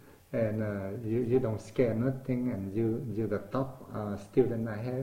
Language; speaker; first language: English; non-native, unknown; Vietnamese